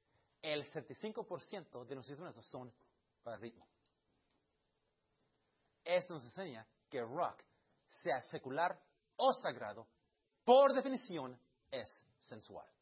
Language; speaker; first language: Spanish; early bilingual, heritage; Spanish